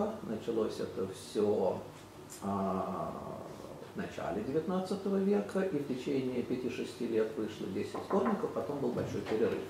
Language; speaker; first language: Russian; native; Russian